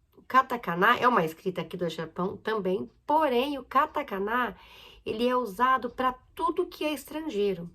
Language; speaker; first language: Portuguese; native; Portuguese